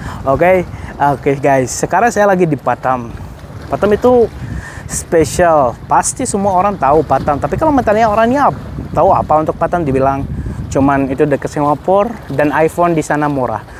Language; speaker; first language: Indonesian; non-native, fluent; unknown